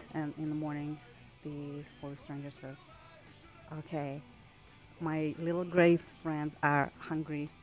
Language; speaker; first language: English; non-native, fluent; Russian